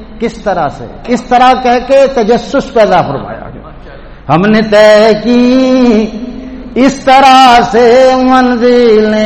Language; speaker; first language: Urdu; native; Urdu